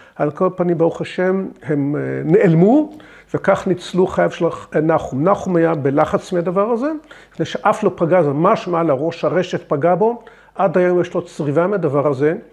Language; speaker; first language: Hebrew; early bilingual, other home language; English